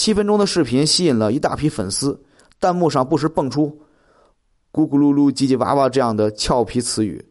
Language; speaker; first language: Chinese; native; Chinese